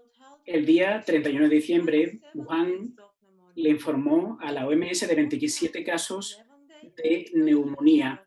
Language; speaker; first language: Spanish; non-native, fluent; Turkish